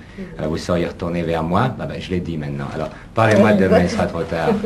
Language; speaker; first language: French; native; French